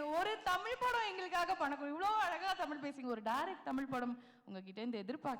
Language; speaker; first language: Tamil; native; Tamil